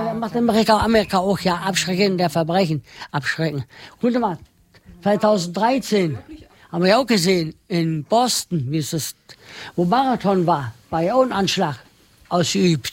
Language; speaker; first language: German; non-native, learner; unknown